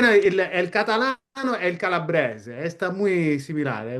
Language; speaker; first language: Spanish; non-native, learner; Italian